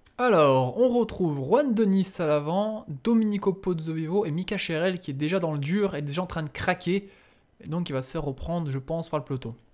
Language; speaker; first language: French; native; French